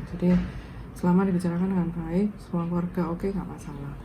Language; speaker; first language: Indonesian; native; Indonesian